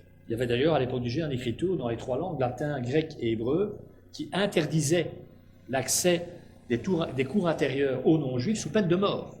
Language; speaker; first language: French; native; French